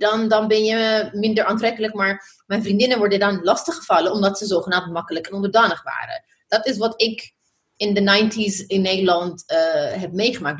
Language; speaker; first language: Dutch; non-native, fluent; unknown